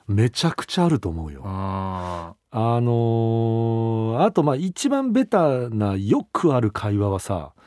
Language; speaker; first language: Japanese; native; Japanese